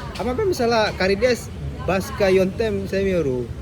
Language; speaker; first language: Turkish; non-native, learner; Indonesian